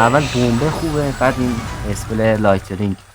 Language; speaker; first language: Persian; native; Persian